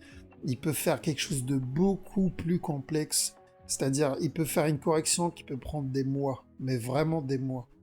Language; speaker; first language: French; native; French